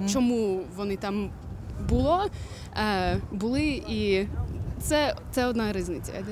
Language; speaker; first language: Ukrainian; non-native, learner; English